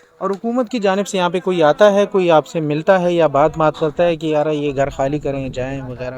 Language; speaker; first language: Urdu; native; Urdu